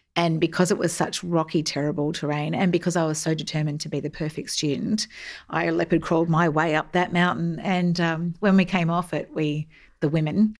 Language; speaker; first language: English; native; English